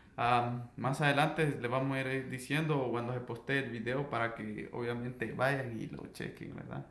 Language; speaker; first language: Spanish; native; Spanish